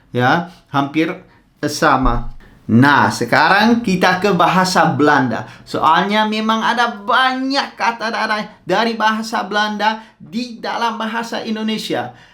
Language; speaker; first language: Indonesian; non-native, fluent; Dutch